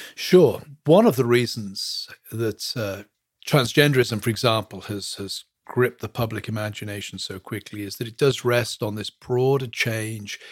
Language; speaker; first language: English; native; English